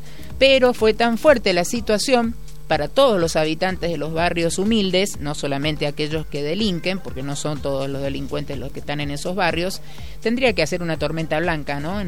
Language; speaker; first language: Spanish; native; Spanish